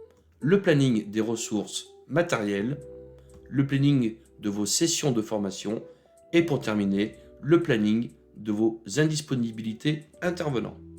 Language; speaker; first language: French; native; French